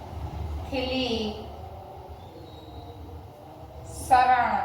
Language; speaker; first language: Hindi; native; Hindi